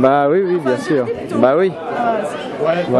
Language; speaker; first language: French; native; French